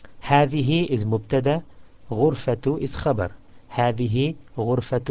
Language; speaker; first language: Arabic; non-native, fluent; English